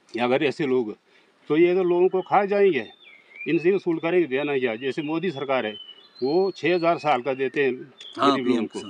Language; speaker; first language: Hindi; native; Hindi